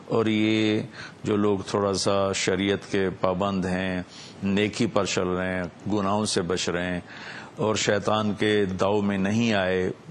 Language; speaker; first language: Urdu; non-native, local second language; Punjabi